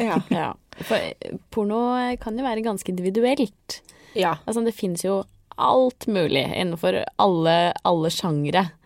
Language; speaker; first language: Norwegian; native; Norwegian